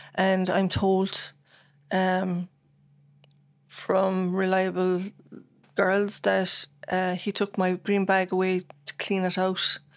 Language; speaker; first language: English; native; English